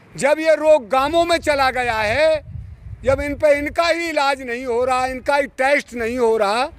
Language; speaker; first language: Hindi; native; Hindi